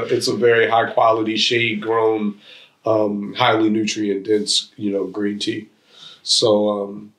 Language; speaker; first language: English; native; English